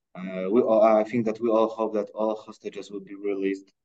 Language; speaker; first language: English; non-native, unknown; Polish